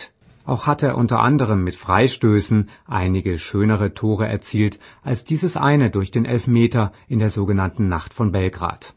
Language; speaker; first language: German; native; German